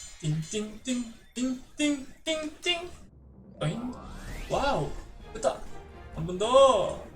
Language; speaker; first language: Korean; native; Korean